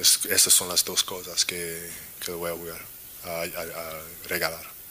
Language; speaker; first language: Spanish; non-native, learner; English